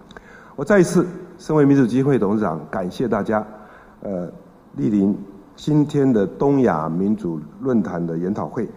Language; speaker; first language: Chinese; native; Chinese